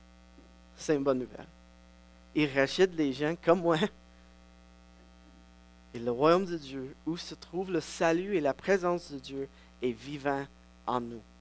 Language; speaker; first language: French; non-native, local second language; English